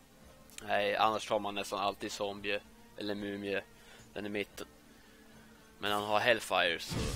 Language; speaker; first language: Swedish; native; Swedish